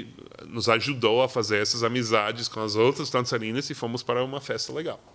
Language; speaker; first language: Portuguese; non-native, fluent; English